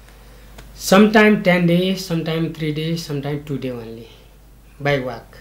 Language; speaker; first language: English; non-native, learner; Nepali